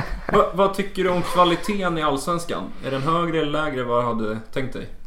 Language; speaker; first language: Swedish; native; Swedish